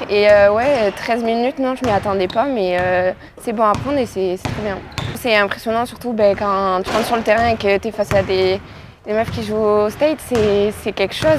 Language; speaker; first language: French; native; French